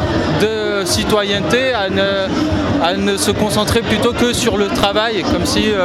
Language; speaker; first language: French; native; French